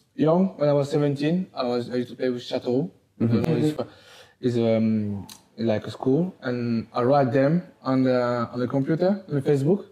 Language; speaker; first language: English; non-native, learner; French